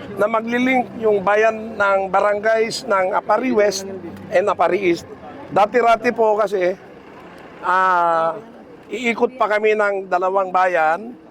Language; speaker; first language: Filipino; non-native, local second language; Iloko